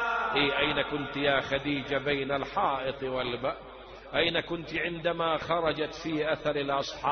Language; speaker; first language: Arabic; native; Arabic